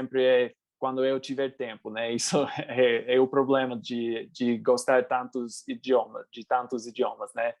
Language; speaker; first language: Portuguese; non-native, fluent; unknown